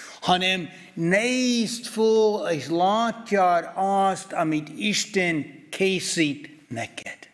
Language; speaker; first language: Hungarian; non-native, fluent; English